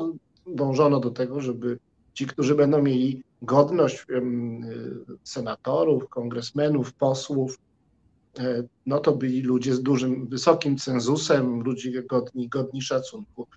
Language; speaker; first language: Polish; native; Polish